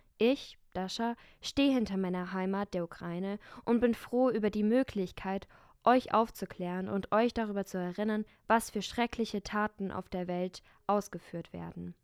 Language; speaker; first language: German; early bilingual, other home language; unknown